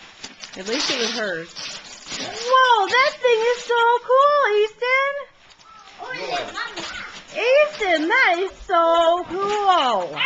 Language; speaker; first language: English; native; English